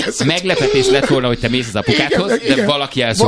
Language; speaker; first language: Hungarian; native; Hungarian